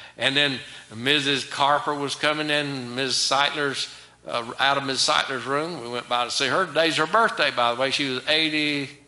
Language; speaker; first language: English; native; English